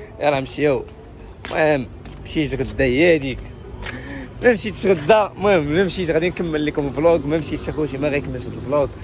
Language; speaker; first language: Arabic; native; Arabic